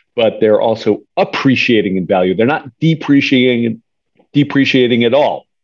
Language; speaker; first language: English; native; English